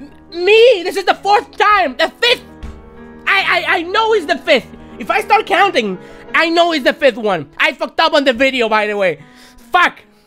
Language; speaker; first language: English; non-native, fluent; Spanish